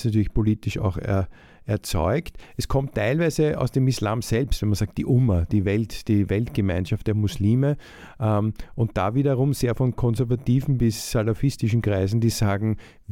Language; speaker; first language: German; native; German